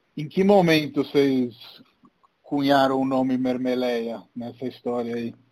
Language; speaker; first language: Portuguese; non-native, fluent; Italian